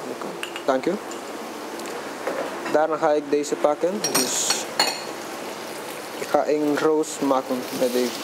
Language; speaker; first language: Dutch; non-native, learner; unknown